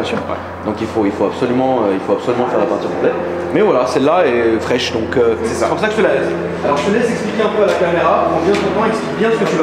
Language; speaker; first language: French; native; French